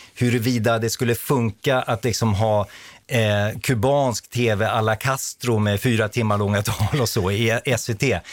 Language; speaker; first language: Swedish; native; Swedish